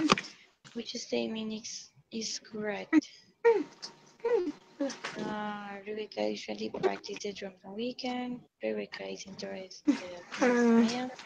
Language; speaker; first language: English; non-native, learner; Spanish